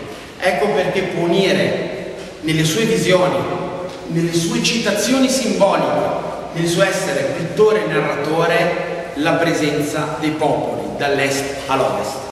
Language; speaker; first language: Italian; native; Italian